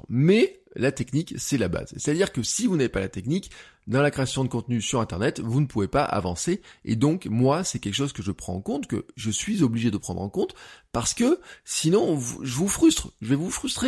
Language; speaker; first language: French; native; French